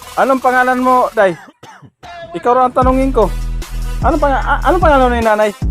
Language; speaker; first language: Filipino; non-native, local second language; Cebuano